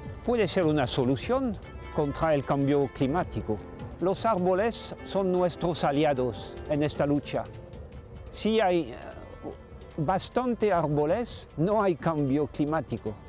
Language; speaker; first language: Spanish; non-native, fluent; French